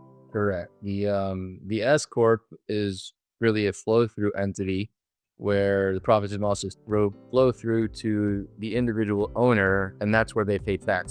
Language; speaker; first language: English; native; English